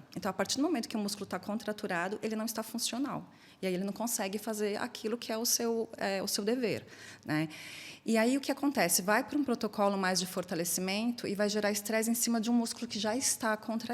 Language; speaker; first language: Portuguese; native; Portuguese